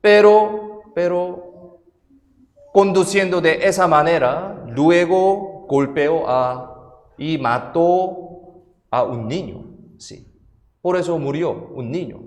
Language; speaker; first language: Spanish; non-native, fluent; Korean